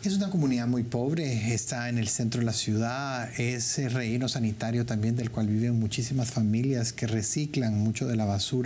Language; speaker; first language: Spanish; native; Spanish